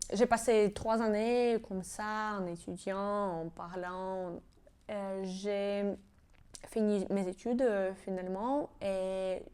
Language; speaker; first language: French; non-native, fluent; Georgian